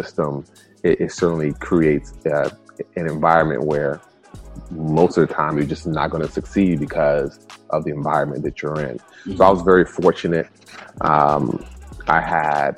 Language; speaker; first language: English; early bilingual, other home language; Spanish